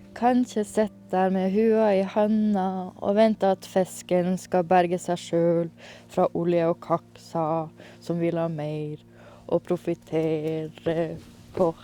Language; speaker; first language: Norwegian; native; Norwegian